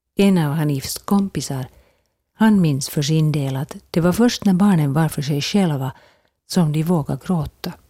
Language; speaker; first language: Swedish; native; Swedish